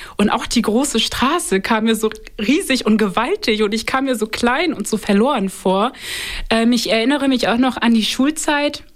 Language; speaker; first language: German; early bilingual, other home language; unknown